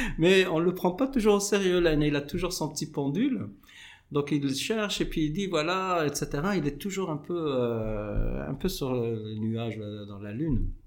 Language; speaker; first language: French; non-native, local second language; Arabic